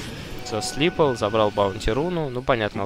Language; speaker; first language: Russian; native; Russian